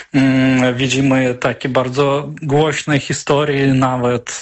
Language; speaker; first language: Polish; non-native, fluent; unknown